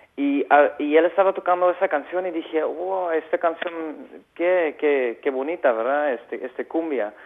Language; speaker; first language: Spanish; non-native, fluent; Dutch